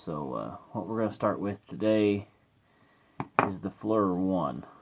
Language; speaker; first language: English; native; English